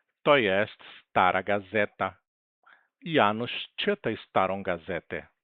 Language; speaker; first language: Polish; non-native, learner; Portuguese